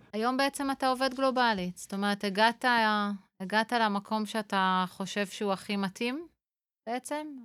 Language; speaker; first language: Hebrew; native; Hebrew